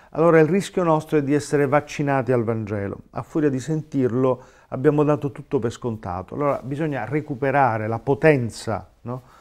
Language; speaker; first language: Italian; native; Italian